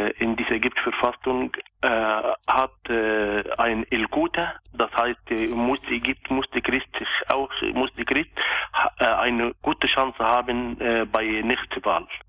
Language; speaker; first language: German; non-native, local second language; Arabic